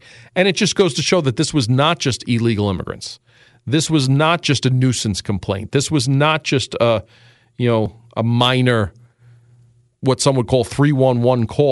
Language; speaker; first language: English; native; English